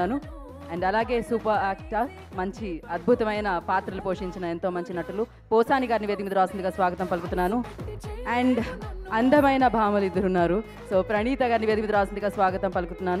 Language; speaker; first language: Telugu; native; Telugu